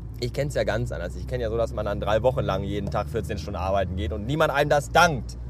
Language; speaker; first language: German; native; German